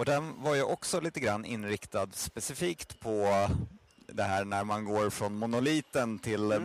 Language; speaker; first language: Swedish; native; Swedish